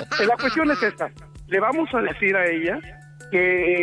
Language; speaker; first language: Spanish; native; Spanish